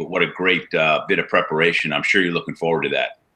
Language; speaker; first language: English; native; English